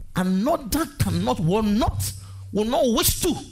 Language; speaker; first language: English; non-native, local second language; Akan